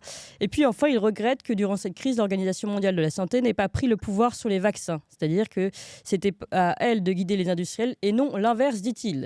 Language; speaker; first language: French; native; French